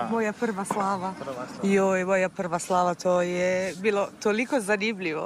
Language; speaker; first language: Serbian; non-native, fluent; Italian